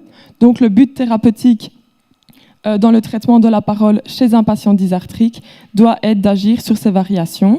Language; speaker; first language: French; native; French